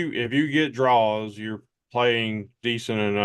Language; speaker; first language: English; native; English